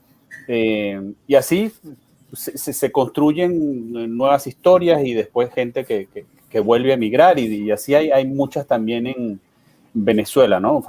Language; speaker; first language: Spanish; native; Spanish